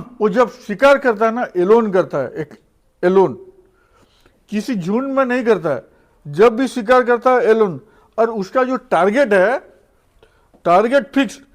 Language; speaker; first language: Hindi; non-native, local second language; Odia